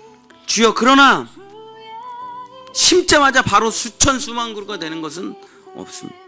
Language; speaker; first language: Korean; native; Korean